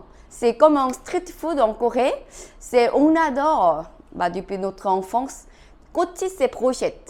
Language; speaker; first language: French; non-native, fluent; Korean